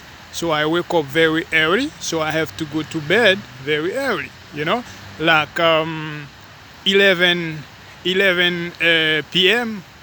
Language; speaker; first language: English; non-native, learner; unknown